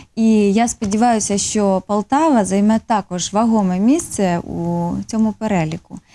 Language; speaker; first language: Ukrainian; native; Ukrainian